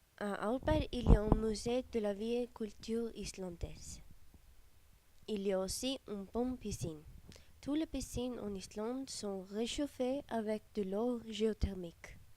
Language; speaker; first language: French; non-native, learner; Icelandic